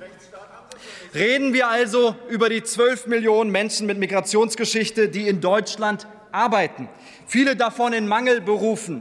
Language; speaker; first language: German; early bilingual, other home language; Turkish